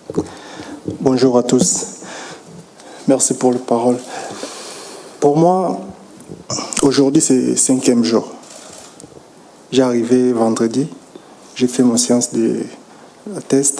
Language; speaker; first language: French; non-native, local second language; Lingala